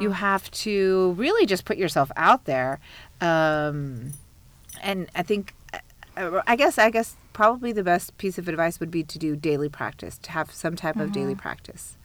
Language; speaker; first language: English; early bilingual, other home language; Arabic